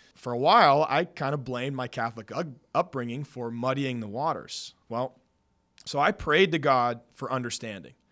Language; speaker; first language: English; native; English